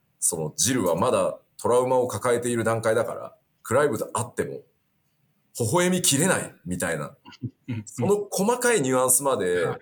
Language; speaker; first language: Japanese; native; Japanese